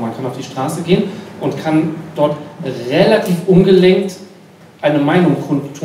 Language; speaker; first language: German; native; German